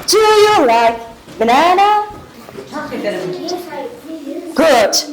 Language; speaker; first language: English; non-native, learner; Mongolian